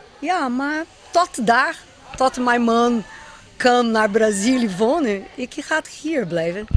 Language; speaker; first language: Dutch; non-native, learner; Portuguese